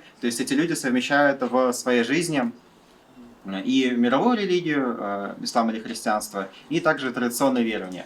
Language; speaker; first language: Russian; native; Russian